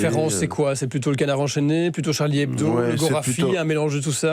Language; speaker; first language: French; native; French